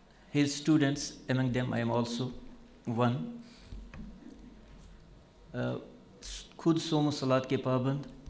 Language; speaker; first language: English; non-native, local second language; Urdu